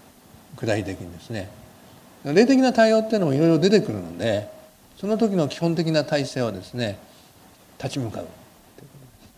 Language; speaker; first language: Japanese; native; Japanese